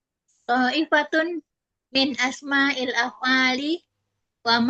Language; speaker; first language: Arabic; non-native, learner; Indonesian